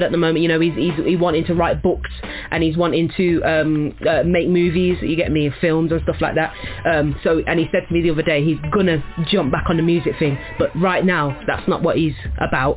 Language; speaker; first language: English; native; English